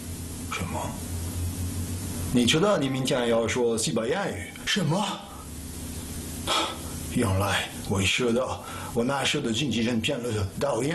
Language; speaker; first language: Chinese; non-native, fluent; French